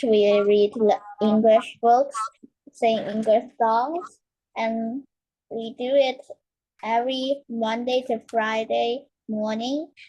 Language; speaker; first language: English; non-native, learner; Chinese